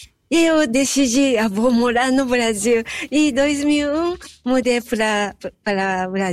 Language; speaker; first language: Portuguese; non-native, fluent; Japanese